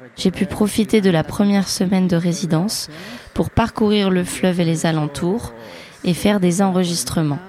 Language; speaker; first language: French; non-native, fluent; Spanish